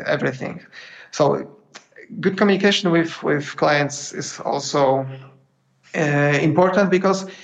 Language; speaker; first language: English; non-native, fluent; Polish